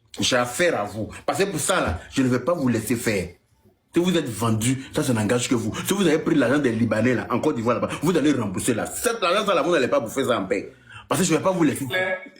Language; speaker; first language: French; native; French